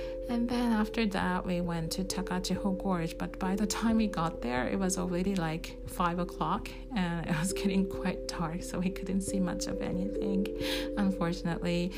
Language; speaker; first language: English; non-native, fluent; Japanese